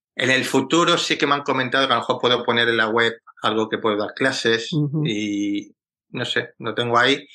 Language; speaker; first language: Spanish; native; Spanish